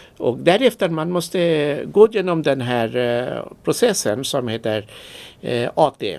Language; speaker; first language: Swedish; non-native, fluent; Bangla